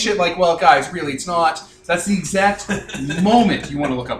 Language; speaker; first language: English; native; English